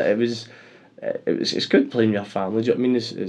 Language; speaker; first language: English; native; English